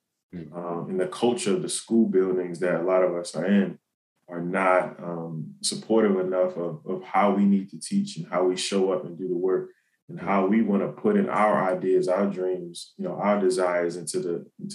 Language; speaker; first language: English; native; English